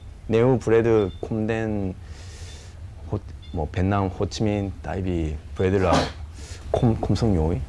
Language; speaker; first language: Vietnamese; non-native, learner; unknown